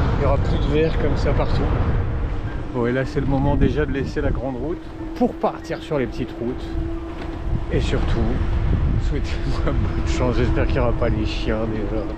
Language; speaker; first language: French; native; French